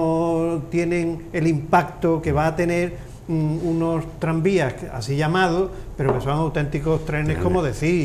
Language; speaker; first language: Spanish; native; Spanish